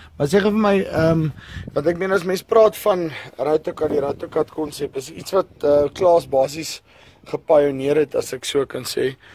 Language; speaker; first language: Afrikaans; native; Afrikaans